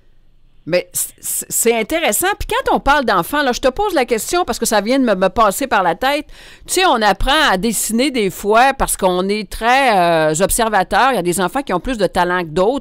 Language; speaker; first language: French; native; French